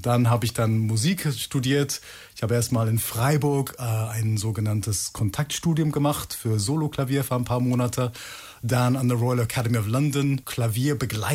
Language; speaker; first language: German; non-native, fluent; English